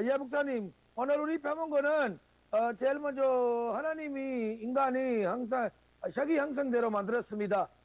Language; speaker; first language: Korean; non-native, learner; Urdu